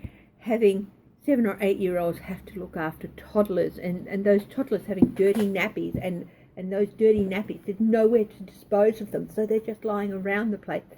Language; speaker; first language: English; native; English